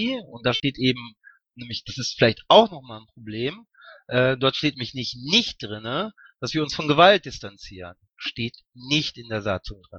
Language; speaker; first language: German; native; German